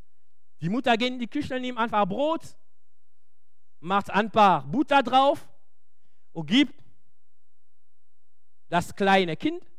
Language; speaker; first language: German; non-native, fluent; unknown